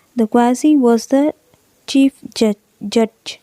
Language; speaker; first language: English; non-native, local second language; Tamil